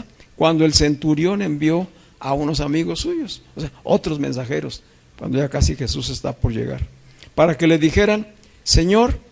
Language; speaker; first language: Spanish; native; Spanish